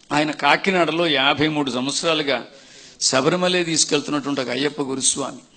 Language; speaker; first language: Telugu; non-native, fluent; Tamil